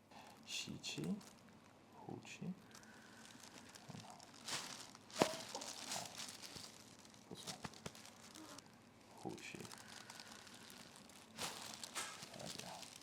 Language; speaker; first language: Chinese; non-native, learner; English